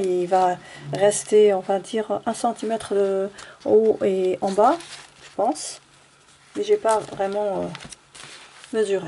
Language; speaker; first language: French; native; French